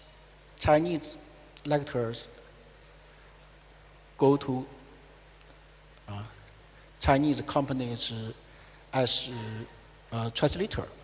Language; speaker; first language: English; non-native, fluent; Chinese